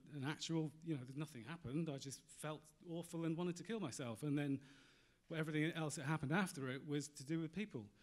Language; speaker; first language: English; native; English